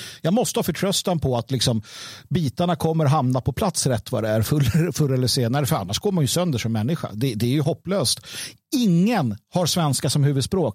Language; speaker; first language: Swedish; native; Swedish